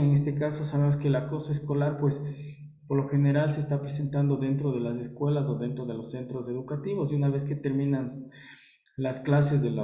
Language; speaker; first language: Spanish; native; Spanish